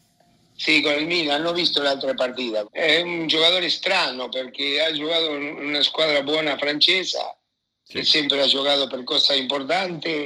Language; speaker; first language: Italian; non-native, fluent; Spanish